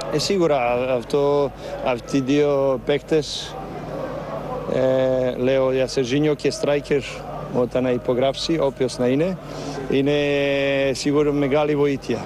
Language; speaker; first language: Greek; non-native, fluent; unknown